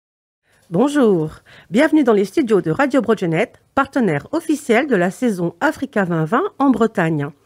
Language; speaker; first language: French; native; French